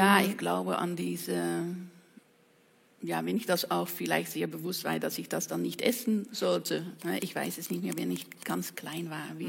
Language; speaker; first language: German; non-native, fluent; Dutch